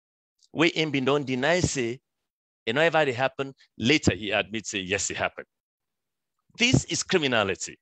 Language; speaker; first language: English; non-native, local second language; Krio